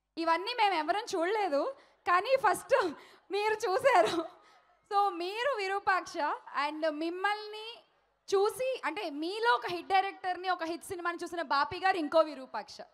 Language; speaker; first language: Telugu; native; Telugu